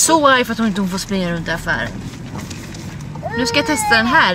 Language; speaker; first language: Swedish; native; Swedish